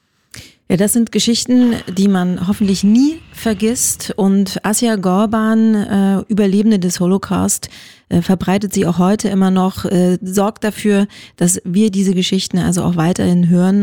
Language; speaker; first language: German; native; German